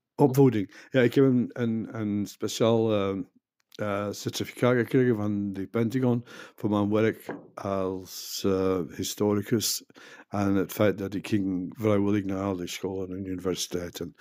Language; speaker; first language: Dutch; non-native, fluent; English